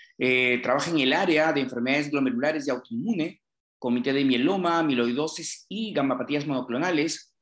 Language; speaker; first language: Spanish; native; Spanish